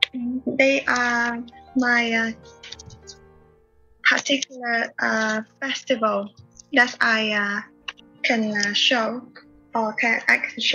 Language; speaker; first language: English; non-native, learner; Vietnamese